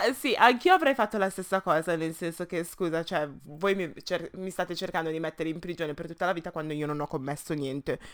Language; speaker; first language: Italian; early bilingual, other home language; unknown